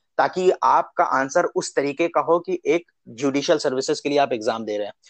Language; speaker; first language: Hindi; native; Hindi